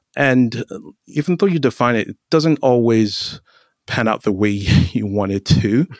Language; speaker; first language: English; non-native, local second language; Yoruba